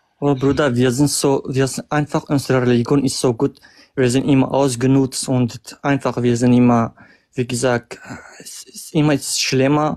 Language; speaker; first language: German; non-native, learner; Kurdish